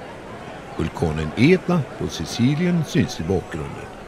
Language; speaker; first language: Swedish; native; Swedish